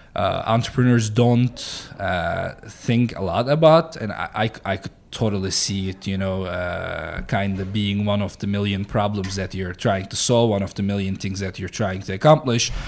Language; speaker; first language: English; non-native, fluent; Turkish